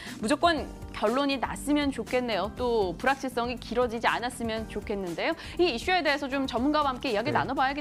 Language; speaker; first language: Korean; native; Korean